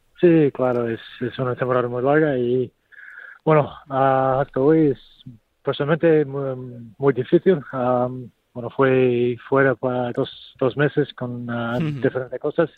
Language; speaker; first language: Spanish; non-native, learner; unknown